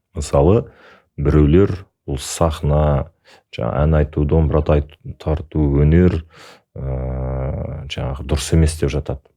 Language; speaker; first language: Kazakh; native; Kazakh